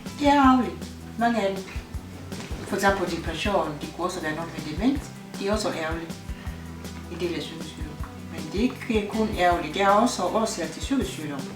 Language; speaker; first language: Danish; non-native, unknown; Swahili